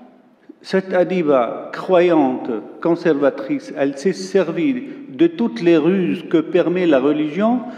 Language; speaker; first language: French; non-native, local second language; Arabic